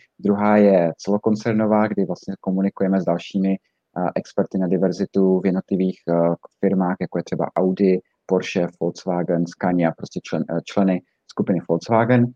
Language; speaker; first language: Czech; native; Czech